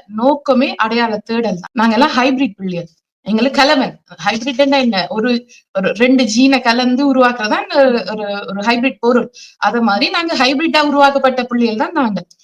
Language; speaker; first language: Tamil; early bilingual, heritage; Tamil